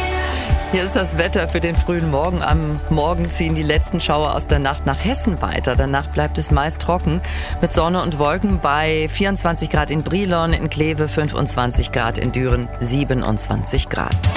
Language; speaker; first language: German; native; German